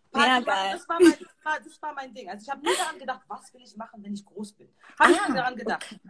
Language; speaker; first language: German; native; German